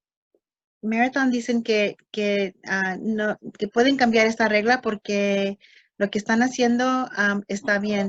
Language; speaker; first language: Spanish; early bilingual, heritage; English